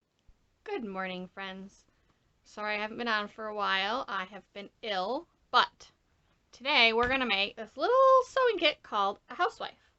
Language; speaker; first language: English; native; English